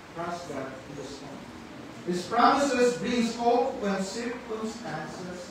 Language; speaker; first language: English; non-native, local second language; Filipino